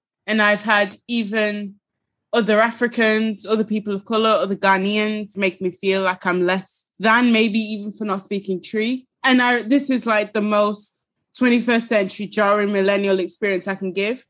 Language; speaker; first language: English; early bilingual, other home language; Ga